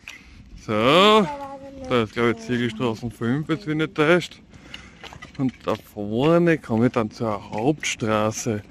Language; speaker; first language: German; native; German